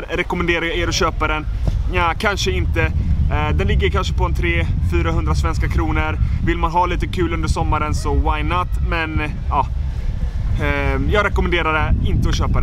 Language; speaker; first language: Swedish; native; Swedish